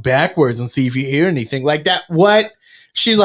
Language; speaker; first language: English; native; English